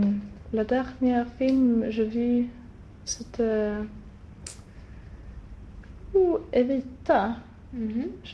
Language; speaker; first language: French; non-native, learner; Swedish